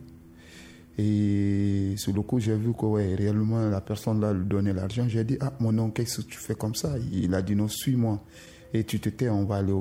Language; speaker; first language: French; non-native, local second language; Susu